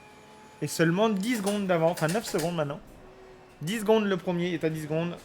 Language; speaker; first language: French; native; French